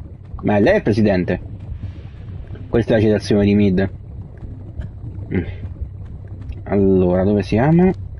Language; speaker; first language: Italian; native; Italian